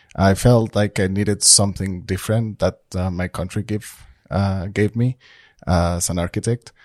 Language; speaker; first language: English; non-native, fluent; Spanish